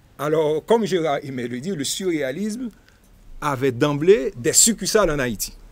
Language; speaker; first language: French; non-native, local second language; Haitian Creole